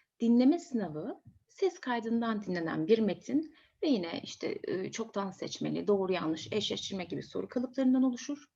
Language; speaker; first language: Turkish; native; Turkish